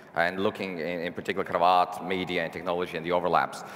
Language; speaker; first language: English; non-native, fluent; Serbian